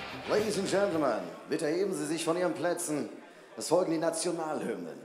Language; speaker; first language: German; native; German